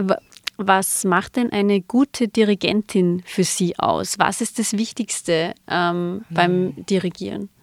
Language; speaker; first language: German; native; German